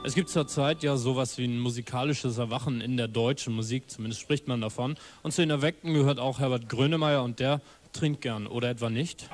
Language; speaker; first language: German; native; German